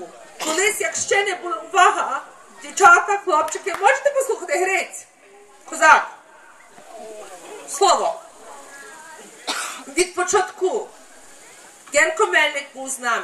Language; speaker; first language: Ukrainian; early bilingual, heritage; Ukrainian